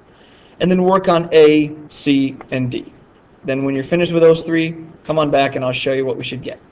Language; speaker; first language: English; native; English